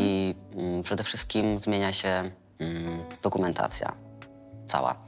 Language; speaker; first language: Polish; non-native, fluent; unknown